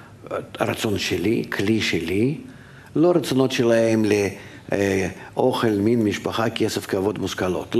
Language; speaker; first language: Hebrew; non-native, fluent; Russian